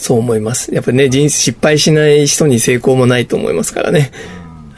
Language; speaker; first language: Japanese; native; Japanese